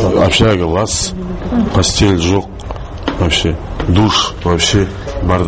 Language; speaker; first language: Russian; non-native, local second language; Kazakh